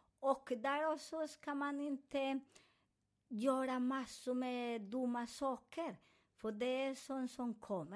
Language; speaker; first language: Swedish; non-native, fluent; Spanish